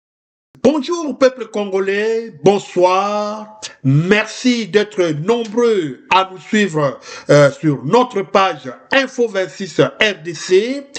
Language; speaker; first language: French; non-native, local second language; Lingala